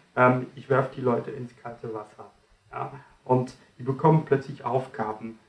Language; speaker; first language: German; non-native, fluent; French